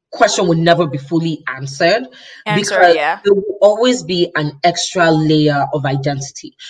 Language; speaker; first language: English; non-native, local second language; Yoruba